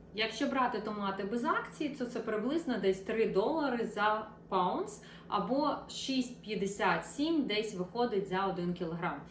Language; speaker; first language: Ukrainian; non-native, local second language; Russian